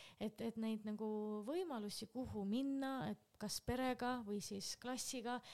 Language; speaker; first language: Estonian; non-native, local second language; Russian